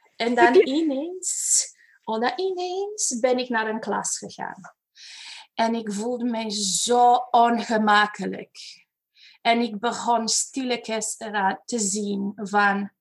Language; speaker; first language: Dutch; non-native, fluent; Romanian